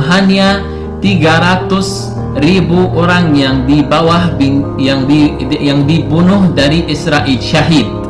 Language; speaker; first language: Indonesian; non-native, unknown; Arabic